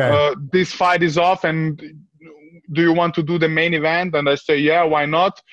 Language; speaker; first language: English; early bilingual, other home language; Serbian